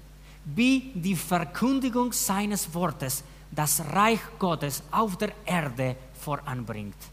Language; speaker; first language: German; non-native, fluent; Spanish